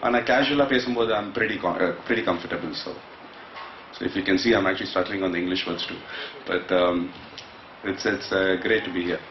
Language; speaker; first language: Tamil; non-native, local second language; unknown